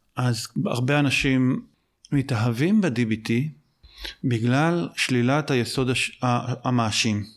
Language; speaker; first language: Hebrew; native; Hebrew